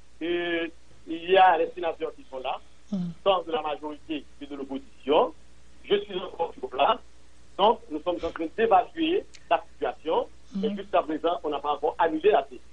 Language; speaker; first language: French; non-native, local second language; Haitian Creole